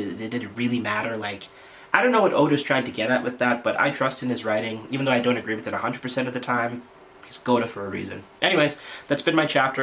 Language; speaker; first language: English; native; English